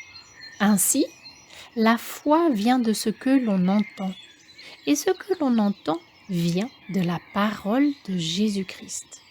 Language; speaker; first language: French; native; French